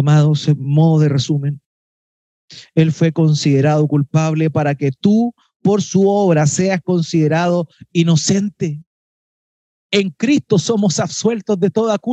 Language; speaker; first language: Spanish; native; Spanish